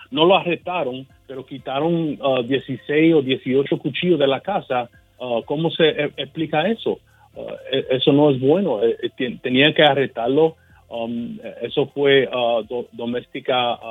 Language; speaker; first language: Spanish; early bilingual, heritage; Spanish